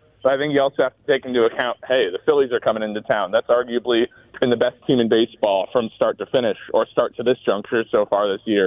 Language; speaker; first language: English; native; English